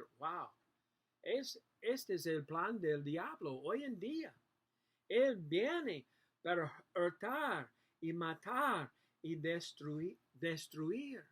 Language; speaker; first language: Spanish; non-native, learner; English